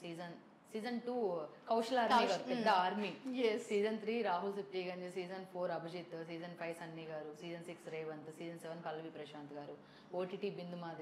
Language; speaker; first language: Telugu; native; Telugu